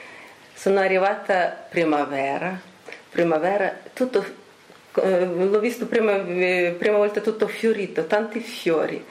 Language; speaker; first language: Italian; non-native, learner; Russian